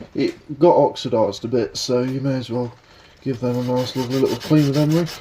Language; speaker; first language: English; native; English